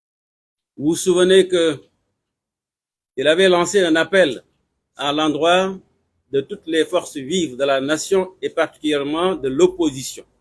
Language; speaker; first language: French; non-native, local second language; Wolof